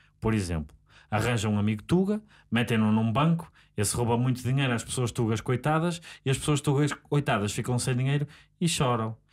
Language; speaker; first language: Portuguese; native; Portuguese